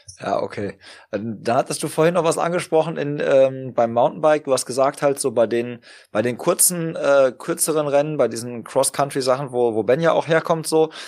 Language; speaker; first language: German; native; German